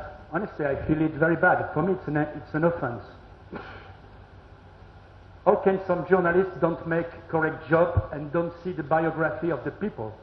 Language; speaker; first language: English; non-native, learner; French